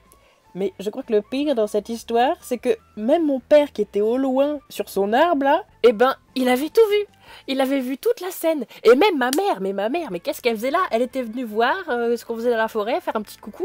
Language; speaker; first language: French; native; French